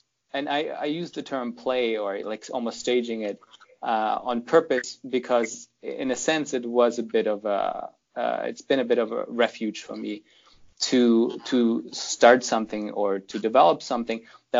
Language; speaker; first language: English; non-native, fluent; German